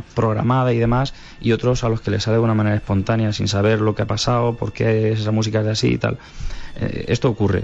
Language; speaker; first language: Spanish; native; Spanish